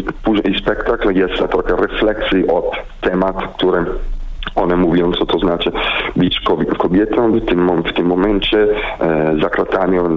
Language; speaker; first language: Polish; non-native, learner; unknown